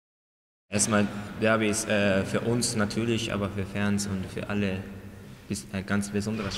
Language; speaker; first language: German; non-native, learner; Japanese